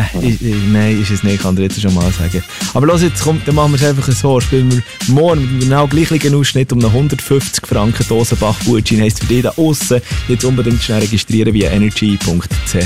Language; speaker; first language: German; native; German